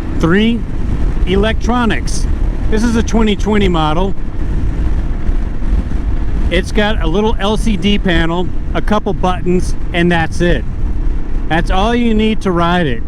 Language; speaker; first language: English; native; English